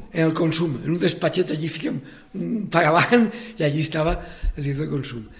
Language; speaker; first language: Catalan; native; Catalan